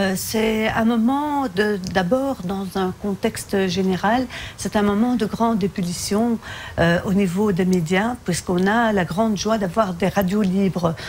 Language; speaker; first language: French; early bilingual, other home language; Arabic